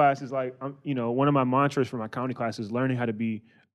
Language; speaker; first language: English; native; English